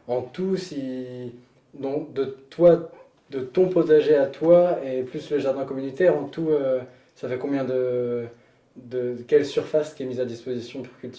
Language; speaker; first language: French; native; French